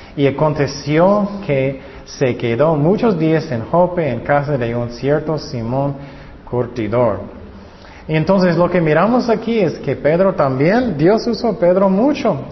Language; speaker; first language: Spanish; non-native, fluent; English